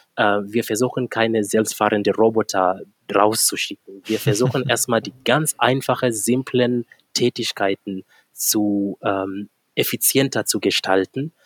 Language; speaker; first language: German; non-native, fluent; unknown